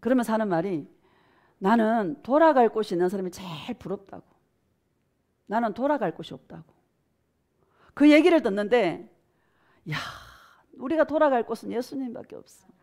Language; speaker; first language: Korean; native; Korean